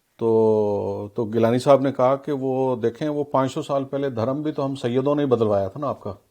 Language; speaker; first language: Urdu; native; Urdu